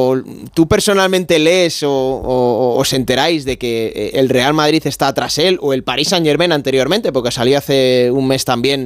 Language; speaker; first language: Spanish; native; Spanish